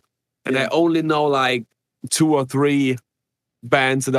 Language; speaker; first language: English; non-native, fluent; Swiss German